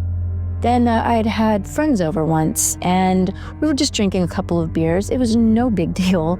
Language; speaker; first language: English; native; English